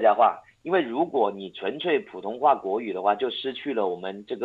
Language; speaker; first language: Chinese; non-native, local second language; Hakka Chinese